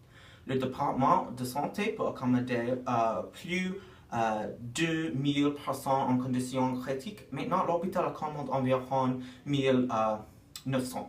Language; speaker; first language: French; non-native, learner; English